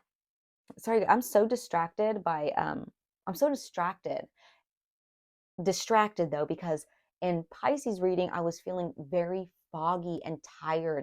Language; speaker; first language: English; native; English